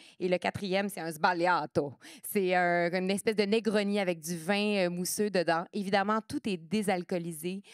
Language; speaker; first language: French; native; French